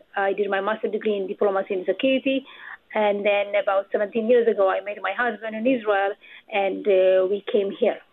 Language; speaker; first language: English; non-native, fluent; Amharic